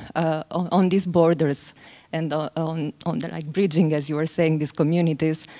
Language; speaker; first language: English; non-native, fluent; Romanian